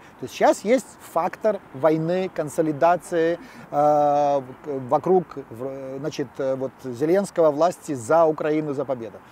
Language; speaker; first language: Russian; native; Russian